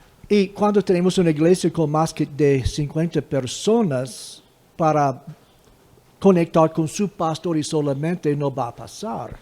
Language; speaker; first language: Spanish; non-native, fluent; English